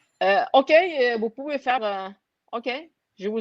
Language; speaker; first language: French; non-native, learner; Turkish